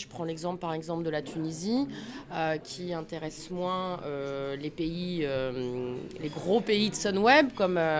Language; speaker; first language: French; native; French